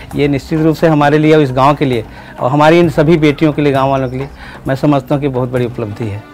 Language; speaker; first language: Hindi; native; Hindi